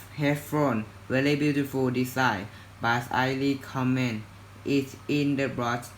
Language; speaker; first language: English; non-native, learner; Thai